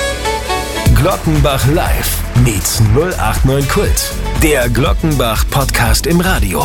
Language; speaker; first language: German; native; German